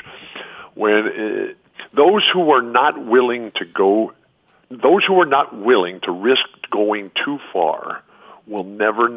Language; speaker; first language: English; native; English